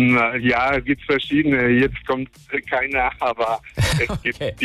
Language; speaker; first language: German; non-native, fluent; Spanish